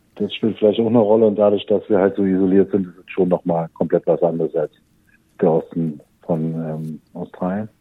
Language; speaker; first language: German; native; German